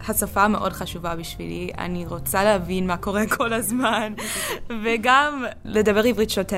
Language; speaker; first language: Hebrew; non-native, learner; English